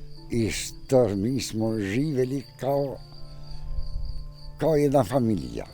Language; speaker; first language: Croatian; non-native, local second language; Albanian